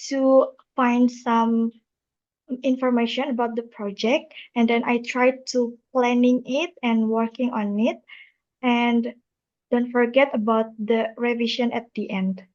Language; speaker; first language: English; non-native, learner; Indonesian